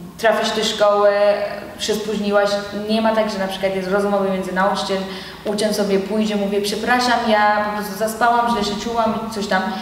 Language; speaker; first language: Polish; non-native, learner; Persian